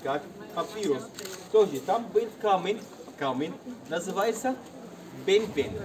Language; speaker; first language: Russian; non-native, learner; Arabic